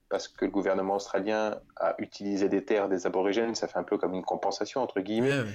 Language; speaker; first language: French; native; French